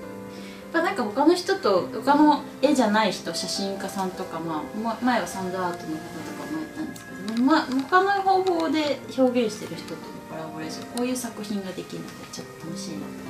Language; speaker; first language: Japanese; native; Japanese